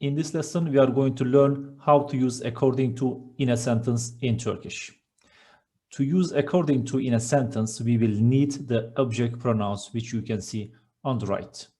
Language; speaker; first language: English; non-native, fluent; Turkish